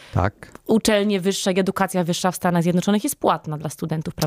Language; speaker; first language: Polish; native; Polish